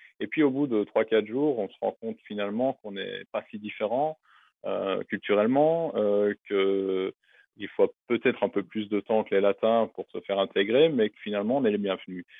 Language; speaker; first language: French; native; French